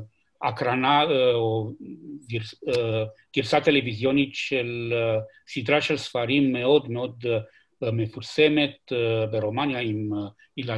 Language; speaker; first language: Hebrew; non-native, fluent; Romanian